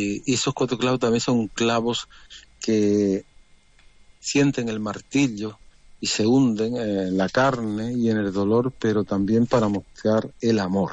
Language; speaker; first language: Spanish; native; Spanish